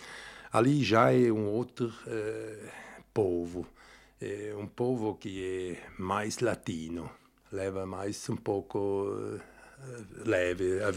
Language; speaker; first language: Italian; non-native, learner; Portuguese